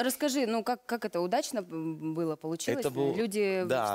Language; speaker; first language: Russian; native; Russian